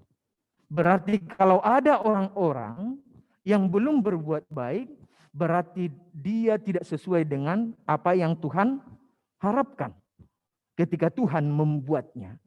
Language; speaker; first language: Indonesian; native; Indonesian